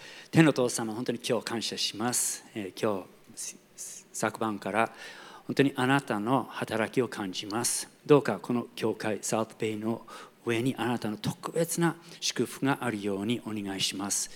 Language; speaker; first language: Japanese; non-native, local second language; English